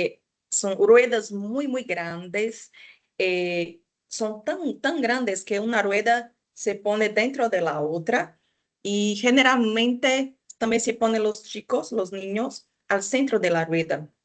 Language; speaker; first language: Spanish; non-native, fluent; Portuguese